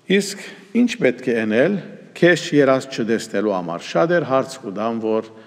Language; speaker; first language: Armenian; native; Armenian